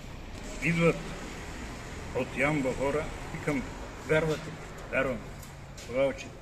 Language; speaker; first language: Bulgarian; non-native, local second language; Turkish